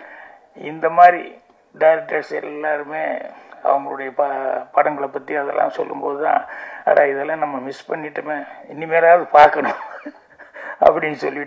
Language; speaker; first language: Tamil; native; Tamil